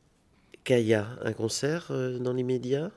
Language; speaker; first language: French; native; French